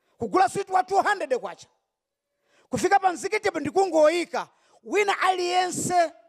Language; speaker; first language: Nyanja; non-native, local second language; Yao